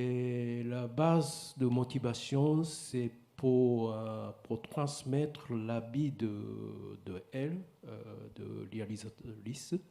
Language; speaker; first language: French; non-native, learner; Japanese